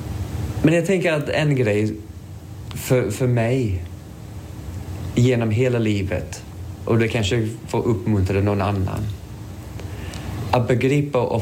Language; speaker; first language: Swedish; non-native, fluent; English